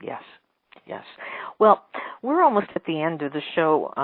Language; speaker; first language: English; native; English